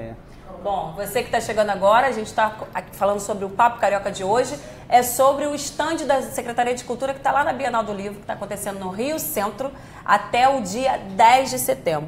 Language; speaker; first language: Portuguese; native; Portuguese